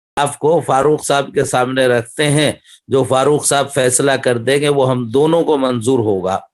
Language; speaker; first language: Urdu; native; Urdu